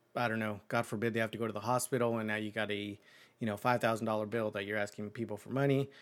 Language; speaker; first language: English; early bilingual, other home language; Spanish